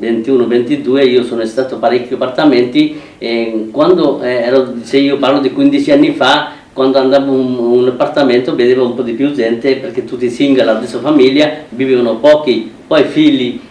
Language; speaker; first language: Italian; non-native, fluent; Bangla